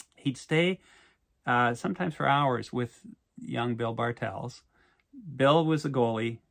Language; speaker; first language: English; native; English